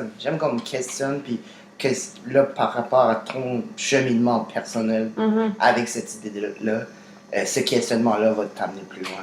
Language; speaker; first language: French; native; French